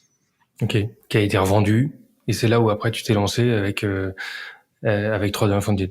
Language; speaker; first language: French; native; French